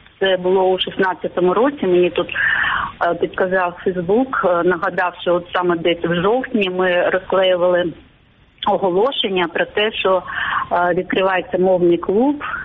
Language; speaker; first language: Ukrainian; non-native, local second language; Russian